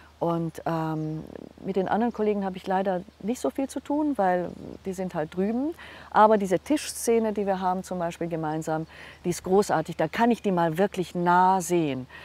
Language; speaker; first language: German; non-native, local second language; Hungarian